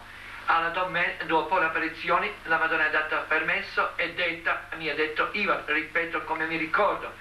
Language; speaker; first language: Italian; non-native, learner; Croatian